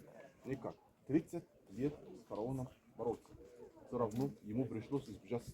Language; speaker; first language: Russian; non-native, learner; Arabic